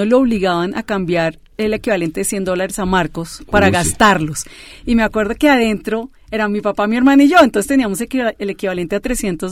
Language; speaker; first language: Spanish; native; Spanish